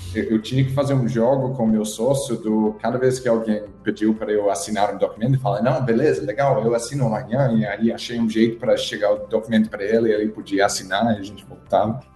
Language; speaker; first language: Portuguese; non-native, fluent; English